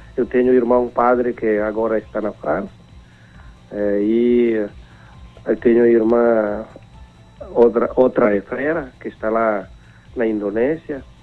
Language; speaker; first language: Portuguese; non-native, fluent; Indonesian